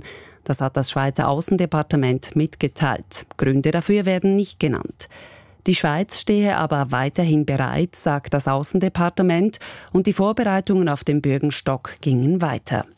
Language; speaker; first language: German; native; German